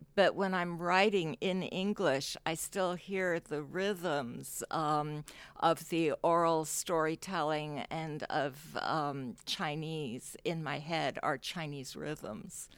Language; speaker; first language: English; non-native, local second language; Cantonese